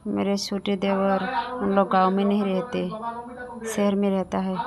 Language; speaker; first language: Hindi; non-native, local second language; Bangla